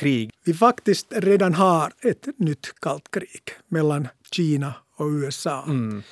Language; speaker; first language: Swedish; non-native, local second language; Finnish